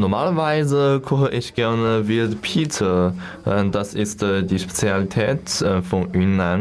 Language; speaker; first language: German; non-native, learner; Chinese